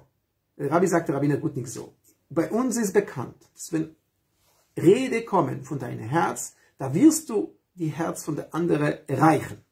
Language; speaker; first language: German; non-native, fluent; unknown